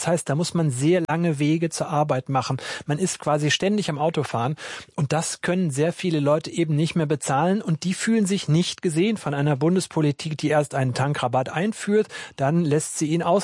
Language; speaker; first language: German; native; German